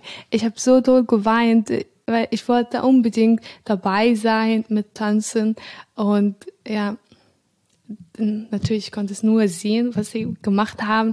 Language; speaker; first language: German; non-native, fluent; Arabic